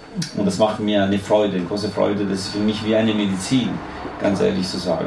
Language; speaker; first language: German; non-native, fluent; Italian